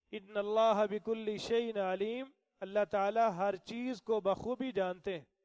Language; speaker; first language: Urdu; non-native, local second language; Punjabi